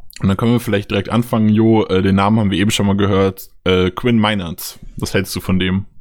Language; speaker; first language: German; native; German